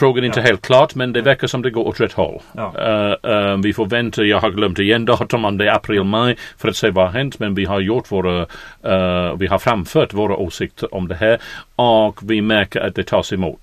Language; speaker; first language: Swedish; non-native, fluent; English